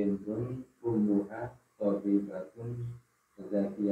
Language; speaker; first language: Arabic; non-native, learner; Indonesian